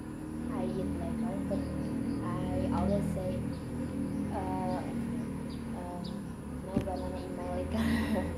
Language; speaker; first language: English; non-native, learner; Indonesian